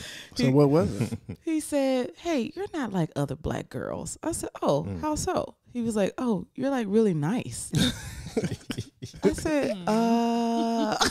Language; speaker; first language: English; native; English